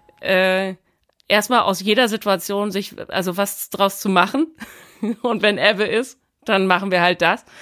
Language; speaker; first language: German; native; German